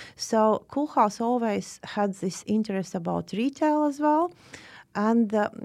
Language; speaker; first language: English; non-native, fluent; Latvian